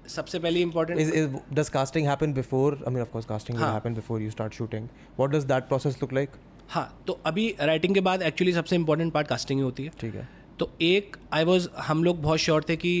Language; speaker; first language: Hindi; native; Hindi